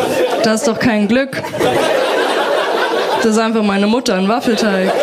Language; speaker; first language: German; native; German